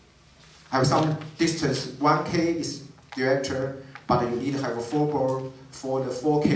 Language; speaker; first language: English; non-native, learner; Chinese